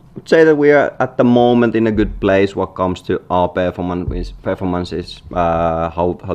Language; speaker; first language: English; non-native, fluent; Finnish